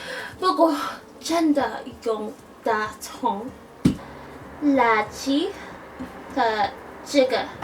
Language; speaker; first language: Chinese; non-native, learner; English